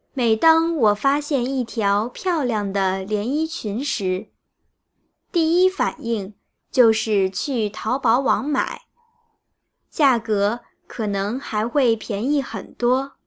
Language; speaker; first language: Chinese; native; Chinese